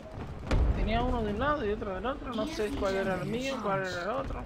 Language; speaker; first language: Spanish; native; Spanish